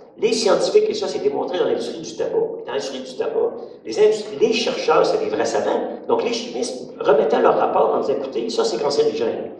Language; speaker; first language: French; native; French